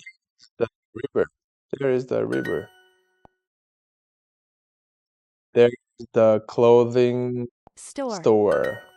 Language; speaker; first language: English; non-native, learner; Korean